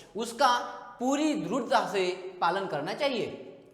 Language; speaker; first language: Hindi; non-native, local second language; Marathi